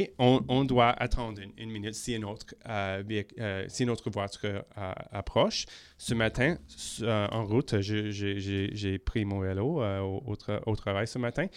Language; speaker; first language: French; non-native, local second language; English